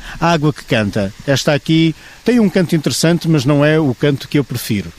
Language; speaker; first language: Portuguese; native; Portuguese